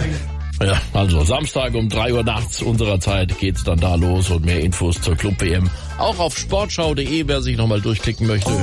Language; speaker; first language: German; native; German